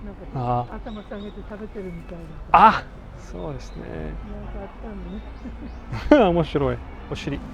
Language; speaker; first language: Japanese; non-native, learner; English